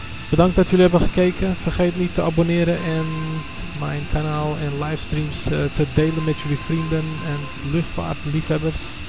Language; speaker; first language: Dutch; early bilingual, other home language; Turkish